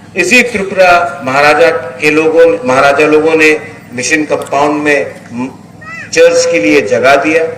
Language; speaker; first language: Hindi; non-native, local second language; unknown